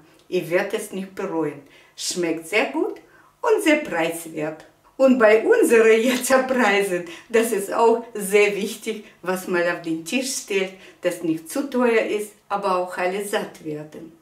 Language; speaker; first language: German; non-native, fluent; Russian